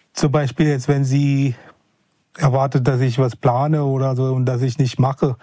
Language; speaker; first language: German; non-native, fluent; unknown